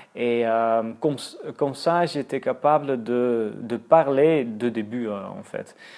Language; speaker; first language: French; non-native, fluent; Dutch